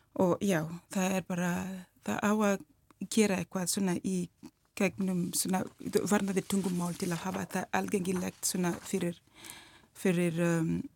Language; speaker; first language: Icelandic; non-native, learner; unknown